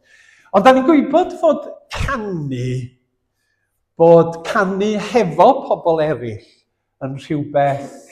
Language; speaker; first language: Welsh; native; Welsh